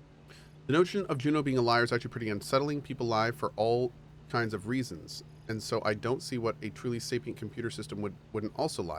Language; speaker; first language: English; native; English